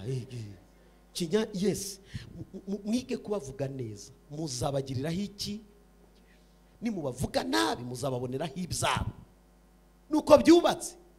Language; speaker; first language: Kinyarwanda; early bilingual, heritage; Kinyarwanda